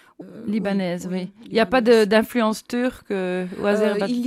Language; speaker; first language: French; native; French